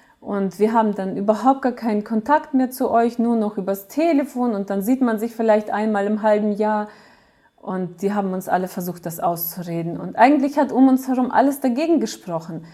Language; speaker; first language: German; early bilingual, other home language; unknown